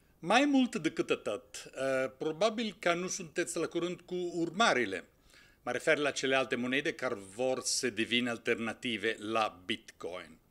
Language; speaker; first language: Romanian; non-native, fluent; Italian